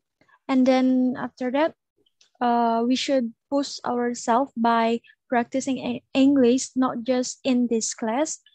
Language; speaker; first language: English; non-native, learner; Indonesian